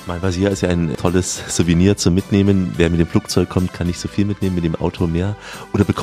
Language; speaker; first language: German; native; German